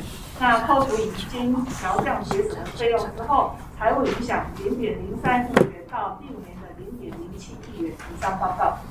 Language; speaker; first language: Chinese; native; Chinese